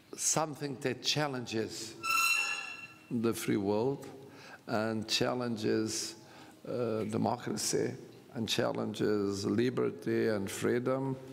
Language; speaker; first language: English; non-native, fluent; Portuguese